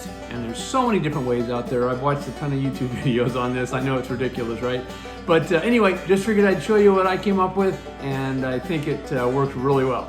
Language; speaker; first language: English; native; English